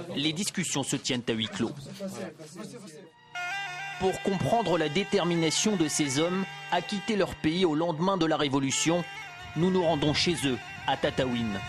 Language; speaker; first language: French; native; French